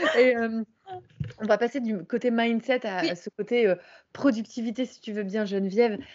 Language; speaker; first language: French; native; French